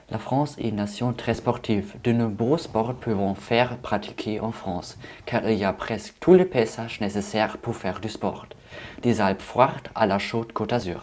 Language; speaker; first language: French; non-native, learner; German